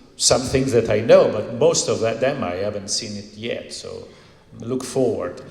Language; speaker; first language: English; non-native, fluent; Italian